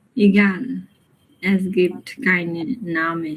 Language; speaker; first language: German; non-native, learner; Bangla